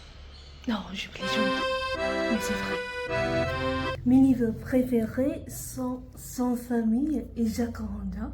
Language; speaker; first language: French; non-native, fluent; Vietnamese